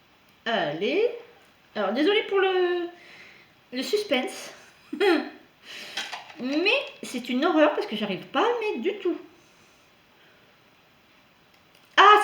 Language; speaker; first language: French; native; French